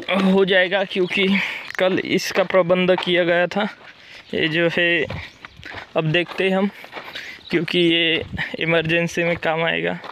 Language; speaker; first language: Hindi; non-native, local second language; Marathi